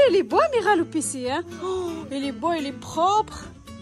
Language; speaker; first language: French; native; French